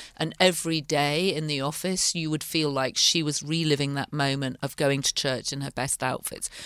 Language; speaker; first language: English; native; English